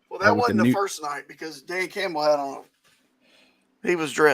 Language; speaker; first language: English; native; English